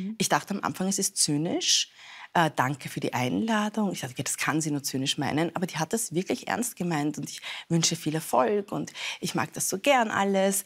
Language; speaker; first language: German; early bilingual, other home language; Persian